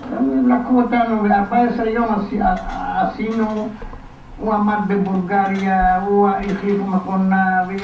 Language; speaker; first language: Hebrew; non-native, fluent; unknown